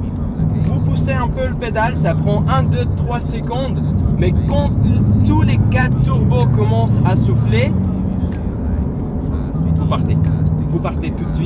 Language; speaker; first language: French; non-native, fluent; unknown